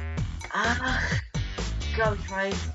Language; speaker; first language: German; native; German